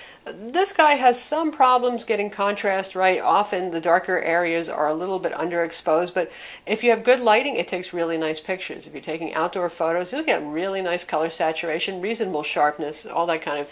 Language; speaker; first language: English; native; English